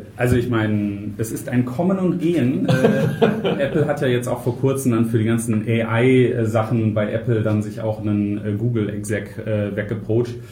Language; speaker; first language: German; native; German